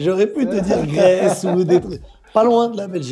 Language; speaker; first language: French; native; French